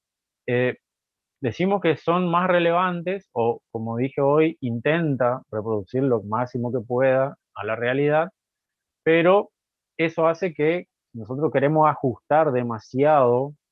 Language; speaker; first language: Spanish; native; Spanish